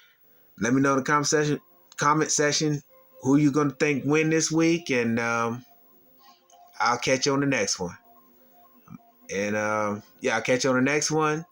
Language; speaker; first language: English; native; English